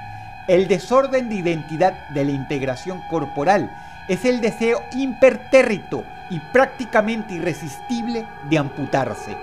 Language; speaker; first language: Spanish; native; Spanish